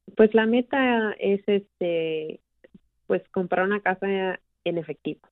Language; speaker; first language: Spanish; early bilingual, heritage; Spanish